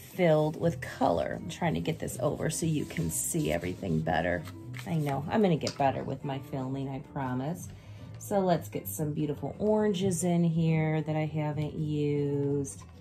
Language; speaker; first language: English; native; English